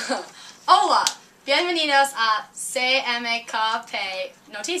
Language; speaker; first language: Spanish; non-native, learner; English